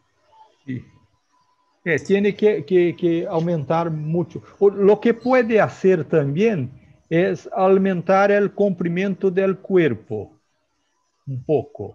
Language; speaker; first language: Spanish; non-native, learner; Portuguese